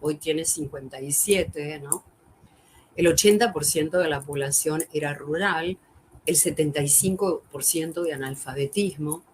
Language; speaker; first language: Spanish; native; Spanish